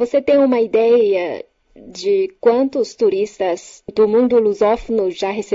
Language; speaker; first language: Portuguese; non-native, fluent; Chinese